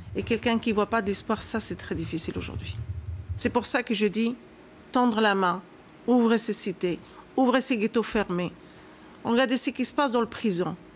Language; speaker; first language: French; non-native, local second language; Arabic